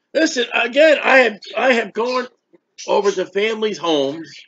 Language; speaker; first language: English; native; English